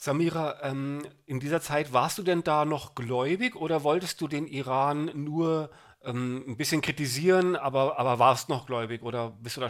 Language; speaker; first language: German; native; German